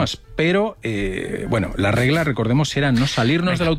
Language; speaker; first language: Spanish; native; Spanish